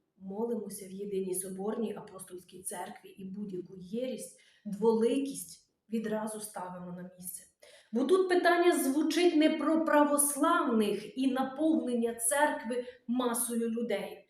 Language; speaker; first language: Ukrainian; native; Ukrainian